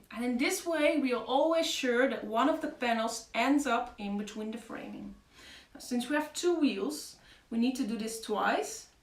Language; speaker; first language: English; non-native, fluent; Dutch